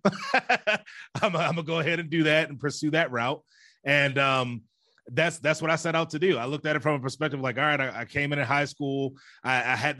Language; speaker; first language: English; native; English